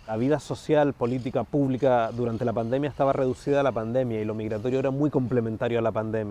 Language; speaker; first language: Spanish; native; Spanish